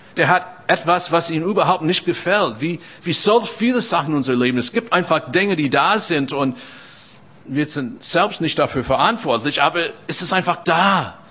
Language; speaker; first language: German; non-native, fluent; English